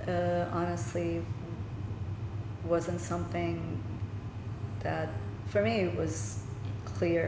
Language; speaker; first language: English; non-native, fluent; Persian